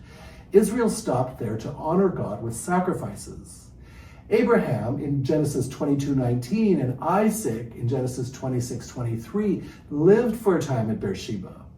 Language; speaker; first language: English; native; English